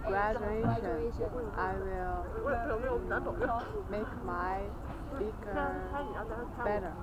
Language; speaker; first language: English; non-native, learner; Chinese